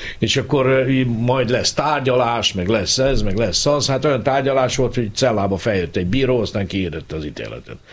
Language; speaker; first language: Hungarian; native; Hungarian